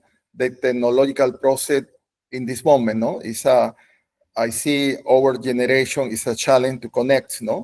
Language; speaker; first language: English; non-native, learner; Spanish